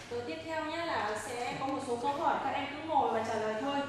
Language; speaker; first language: Vietnamese; native; Vietnamese